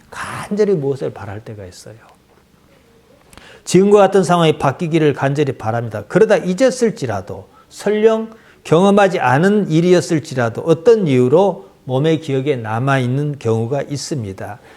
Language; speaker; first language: Korean; native; Korean